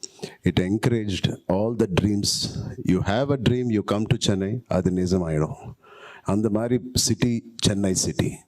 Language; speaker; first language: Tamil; non-native, local second language; Telugu